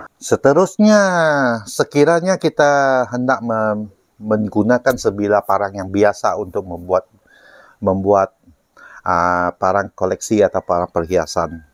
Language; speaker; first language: Malay; non-native, local second language; Chinese